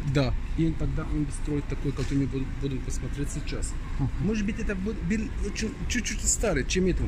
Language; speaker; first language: Russian; non-native, learner; Arabic